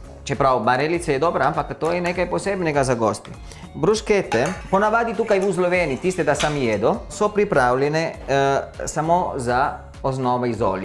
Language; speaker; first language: Slovenian; non-native, learner; Italian